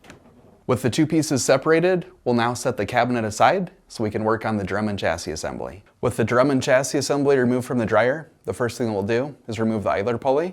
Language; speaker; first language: English; native; English